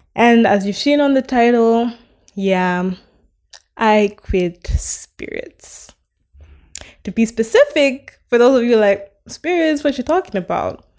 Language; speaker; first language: English; non-native, local second language; Nyanja